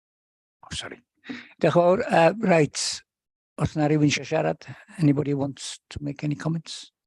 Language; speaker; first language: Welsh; native; Welsh